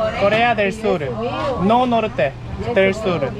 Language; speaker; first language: Spanish; non-native, learner; Korean